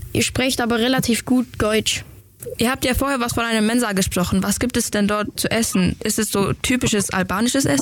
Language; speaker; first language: German; native; German